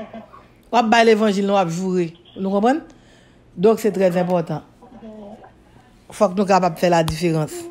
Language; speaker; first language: French; non-native, local second language; Haitian Creole